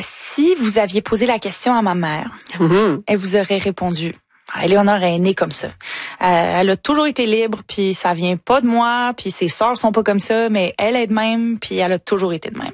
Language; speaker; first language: French; native; French